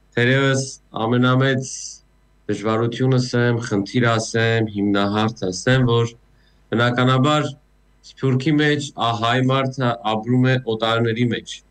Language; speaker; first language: Armenian; native; Armenian